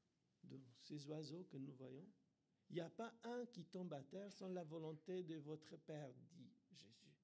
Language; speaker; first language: French; non-native, fluent; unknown